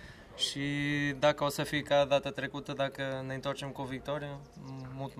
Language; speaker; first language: Romanian; non-native, fluent; Portuguese